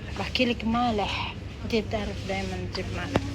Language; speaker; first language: Arabic; non-native, fluent; Indonesian